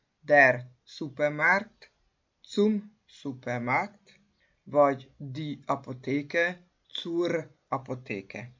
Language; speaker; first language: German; non-native, fluent; Hungarian